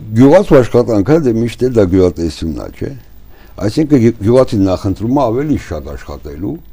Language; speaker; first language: Armenian; native; Armenian